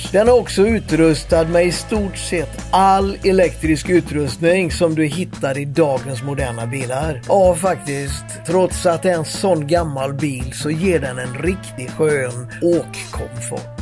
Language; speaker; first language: Swedish; native; Swedish